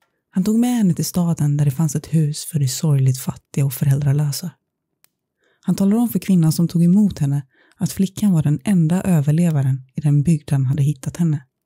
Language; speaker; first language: Swedish; native; Swedish